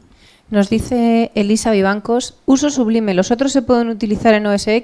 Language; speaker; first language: Spanish; native; Spanish